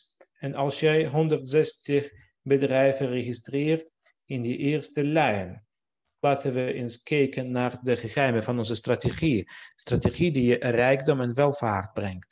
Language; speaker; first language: Dutch; non-native, fluent; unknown